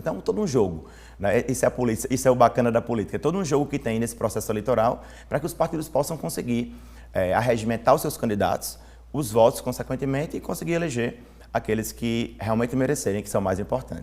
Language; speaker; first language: Portuguese; native; Portuguese